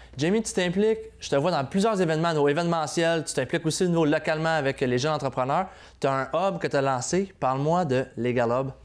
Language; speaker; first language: French; native; French